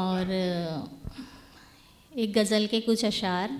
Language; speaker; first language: Hindi; native; Hindi